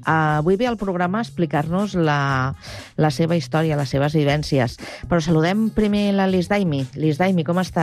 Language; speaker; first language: Catalan; native; Catalan